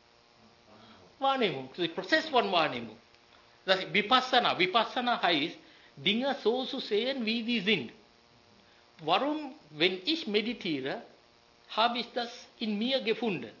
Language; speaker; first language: German; non-native, learner; Sinhala